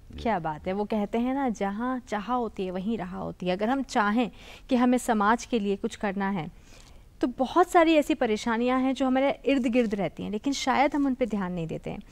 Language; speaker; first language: Hindi; native; Hindi